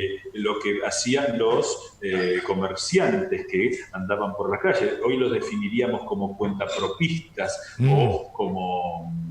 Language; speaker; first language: Spanish; native; Spanish